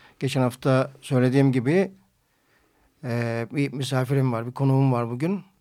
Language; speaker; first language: Turkish; native; Turkish